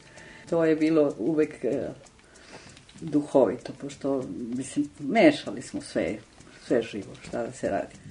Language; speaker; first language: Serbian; non-native, fluent; Spanish